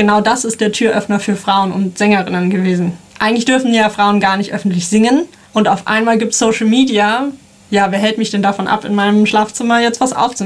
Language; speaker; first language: German; native; German